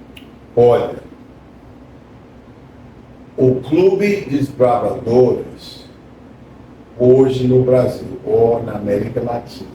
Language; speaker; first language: Portuguese; non-native, fluent; English